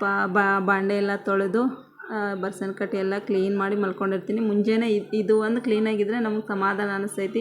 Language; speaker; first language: Kannada; native; Kannada